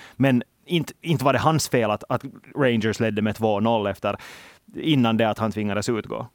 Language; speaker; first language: Swedish; native; Swedish